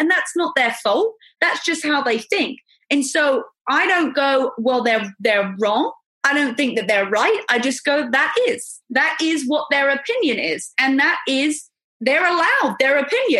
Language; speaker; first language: English; native; English